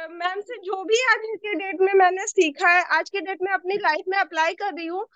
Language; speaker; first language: Hindi; native; Hindi